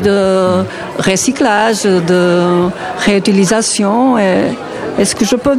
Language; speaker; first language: French; non-native, learner; Portuguese